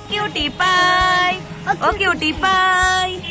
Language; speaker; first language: Hindi; native; Hindi